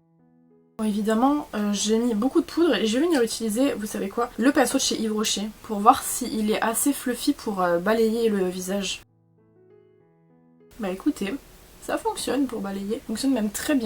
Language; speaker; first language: French; native; French